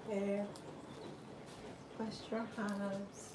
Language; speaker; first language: English; non-native, learner; Spanish